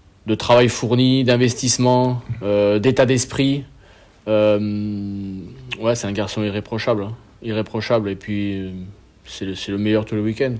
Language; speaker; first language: French; native; French